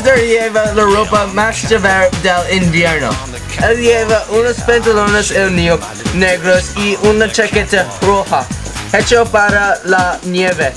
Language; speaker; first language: Spanish; non-native, learner; English